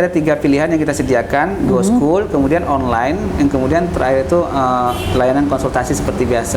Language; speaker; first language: Indonesian; native; Indonesian